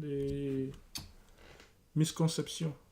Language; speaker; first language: French; non-native, learner; English